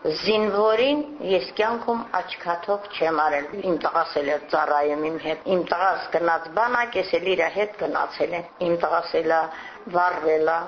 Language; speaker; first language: Armenian; native; Armenian